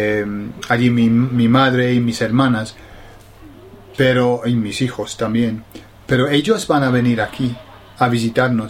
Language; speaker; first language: Spanish; non-native, fluent; English